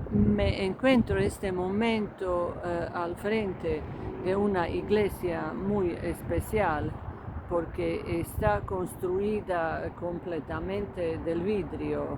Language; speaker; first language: Spanish; non-native, fluent; Croatian